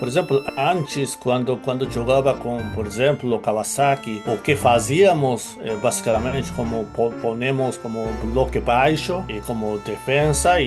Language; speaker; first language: Portuguese; non-native, fluent; Japanese